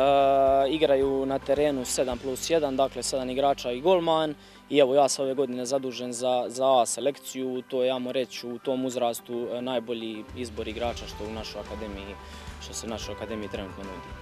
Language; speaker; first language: Croatian; native; Croatian